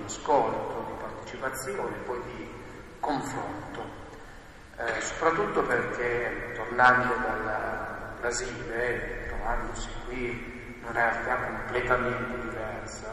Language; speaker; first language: Italian; native; Italian